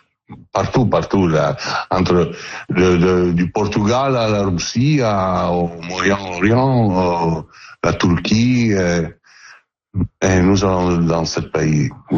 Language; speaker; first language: French; non-native, learner; Italian